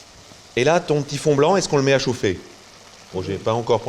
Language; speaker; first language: French; native; French